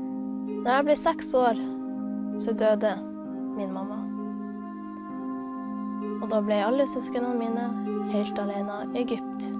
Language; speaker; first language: Norwegian; early bilingual, other home language; Somali